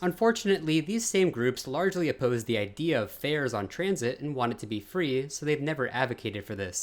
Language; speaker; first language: English; native; English